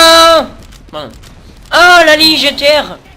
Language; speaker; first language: French; native; French